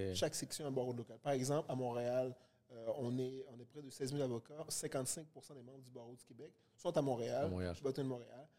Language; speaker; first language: French; early bilingual, other home language; Haitian Creole